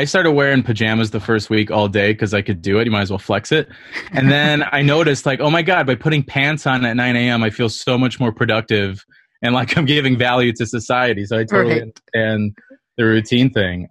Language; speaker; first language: English; native; English